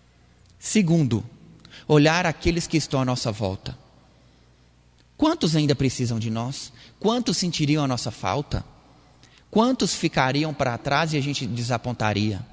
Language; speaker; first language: Portuguese; native; Portuguese